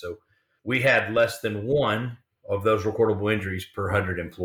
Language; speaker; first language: English; native; English